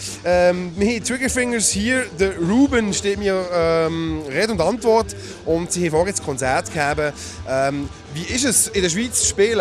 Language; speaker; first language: German; native; German